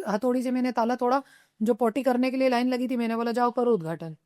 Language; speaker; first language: Hindi; non-native, local second language; Marathi